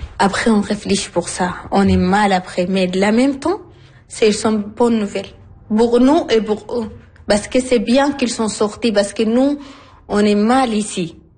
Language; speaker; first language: French; non-native, learner; Arabic